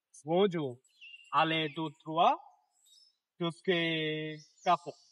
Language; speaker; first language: French; non-native, learner; Bangla